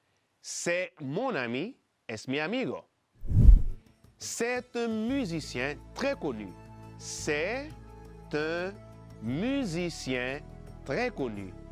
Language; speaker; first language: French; non-native, fluent; Spanish